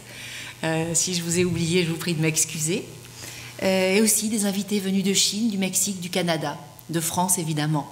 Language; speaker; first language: French; native; French